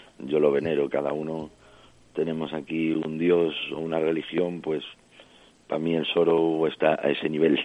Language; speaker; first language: Spanish; early bilingual, heritage; Spanish